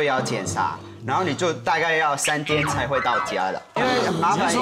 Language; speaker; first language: Chinese; non-native, fluent; Arabic